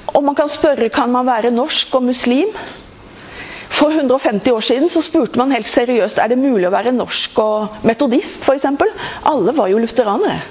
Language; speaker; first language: Norwegian; native; Norwegian